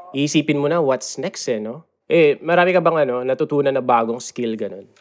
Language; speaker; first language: Filipino; native; Filipino